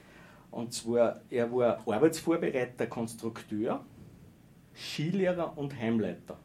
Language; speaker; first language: German; native; German